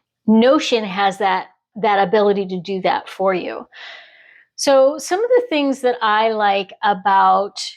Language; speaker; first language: English; native; English